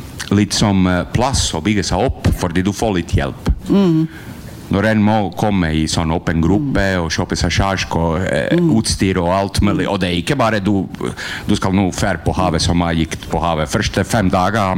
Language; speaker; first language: Norwegian; non-native, learner; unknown